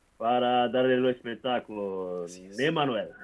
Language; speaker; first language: Spanish; non-native, learner; Portuguese